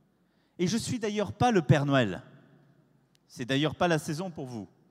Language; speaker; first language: French; native; French